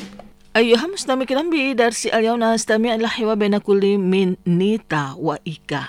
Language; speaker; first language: Arabic; non-native, fluent; Indonesian